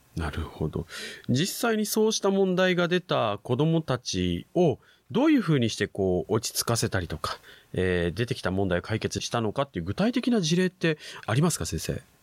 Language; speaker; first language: Japanese; native; Japanese